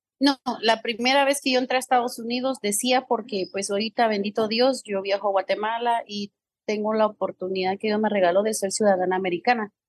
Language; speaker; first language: Spanish; native; Spanish